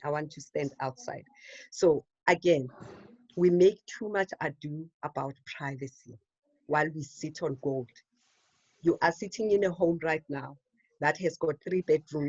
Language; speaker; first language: English; non-native, local second language; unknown